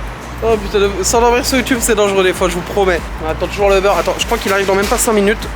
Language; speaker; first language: French; native; French